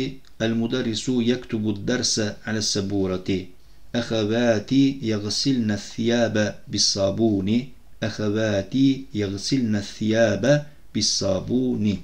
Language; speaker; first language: Arabic; non-native, fluent; Turkish